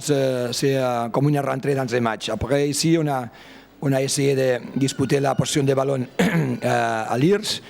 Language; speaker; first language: French; non-native, fluent; Spanish